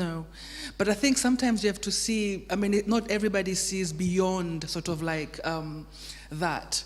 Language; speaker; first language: English; non-native, local second language; Swahili